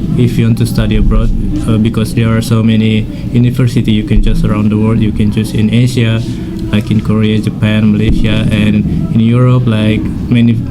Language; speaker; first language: English; non-native, fluent; Indonesian